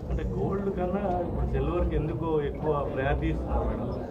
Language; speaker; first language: Telugu; native; Telugu